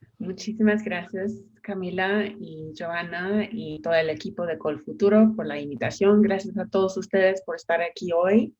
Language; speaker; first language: Spanish; non-native, fluent; English